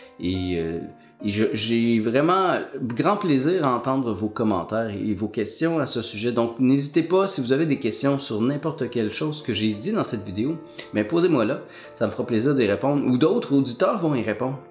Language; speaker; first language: French; native; French